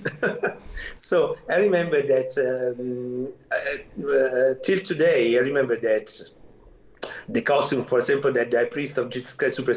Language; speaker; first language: English; non-native, fluent; Italian